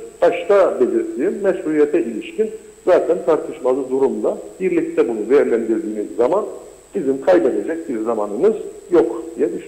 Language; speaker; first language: Turkish; native; Turkish